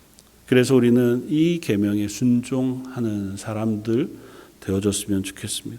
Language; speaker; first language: Korean; native; Korean